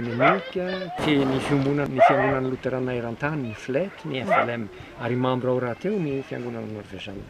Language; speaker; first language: Malagasy; non-native, fluent; Norwegian